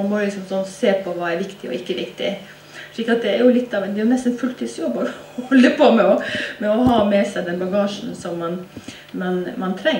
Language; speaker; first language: Norwegian; native; Norwegian